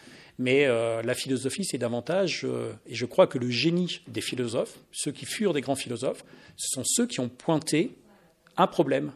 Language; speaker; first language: French; native; French